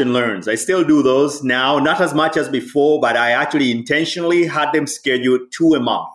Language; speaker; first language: English; non-native, local second language; Swahili